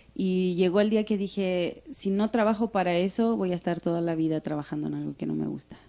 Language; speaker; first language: Spanish; native; Spanish